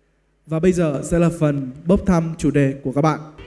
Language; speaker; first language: Vietnamese; native; Vietnamese